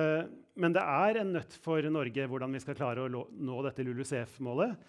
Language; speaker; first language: Norwegian; native; Norwegian